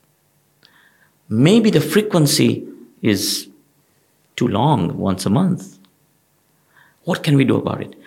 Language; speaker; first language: English; non-native, local second language; Gujarati